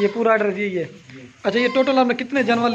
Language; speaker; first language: Hindi; non-native, local second language; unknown